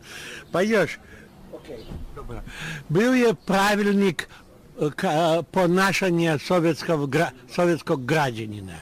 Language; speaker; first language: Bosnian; non-native, learner; Russian